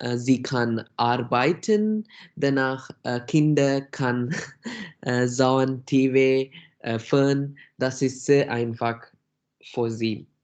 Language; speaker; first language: German; non-native, learner; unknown